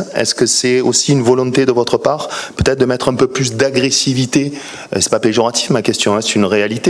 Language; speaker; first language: French; native; French